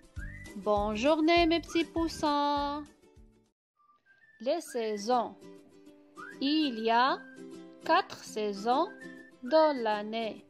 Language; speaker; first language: French; non-native, local second language; Arabic